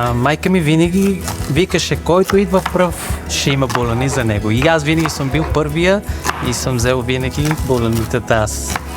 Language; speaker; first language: Bulgarian; early bilingual, other home language; Persian